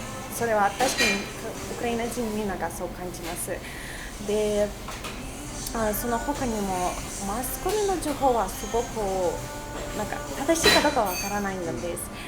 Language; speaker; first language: Japanese; non-native, fluent; Russian